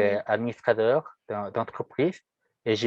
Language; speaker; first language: French; non-native, fluent; Spanish